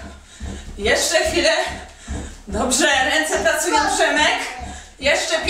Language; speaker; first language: Polish; native; Polish